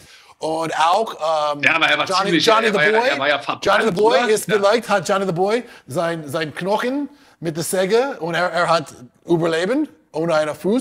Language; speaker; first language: German; non-native, learner; English